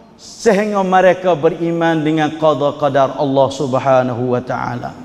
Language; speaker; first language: Malay; native; Malay